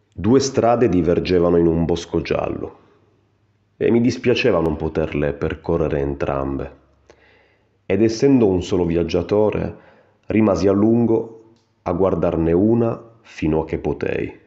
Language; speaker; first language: Italian; native; Italian